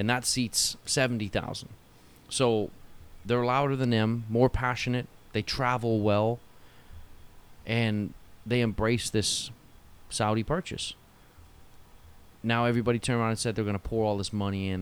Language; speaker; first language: English; native; English